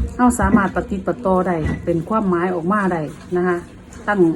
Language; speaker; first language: Thai; non-native, local second language; Northeastern Thai